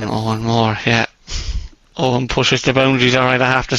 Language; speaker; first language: English; native; English